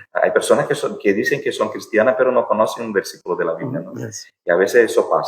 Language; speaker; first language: Spanish; non-native, fluent; Portuguese